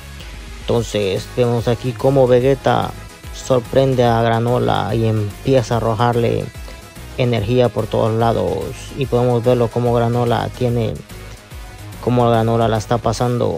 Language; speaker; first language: Spanish; native; Spanish